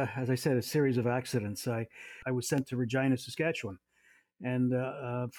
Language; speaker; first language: English; native; English